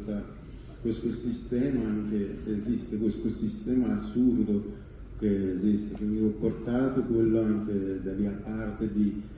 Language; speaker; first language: Italian; non-native, fluent; Persian